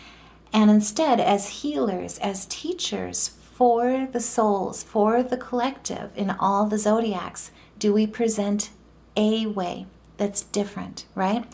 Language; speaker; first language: English; native; English